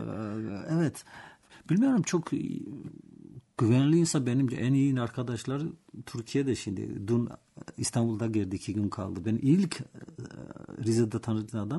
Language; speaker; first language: Turkish; non-native, learner; Georgian